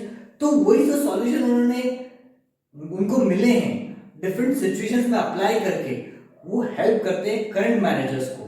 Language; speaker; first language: Hindi; native; Hindi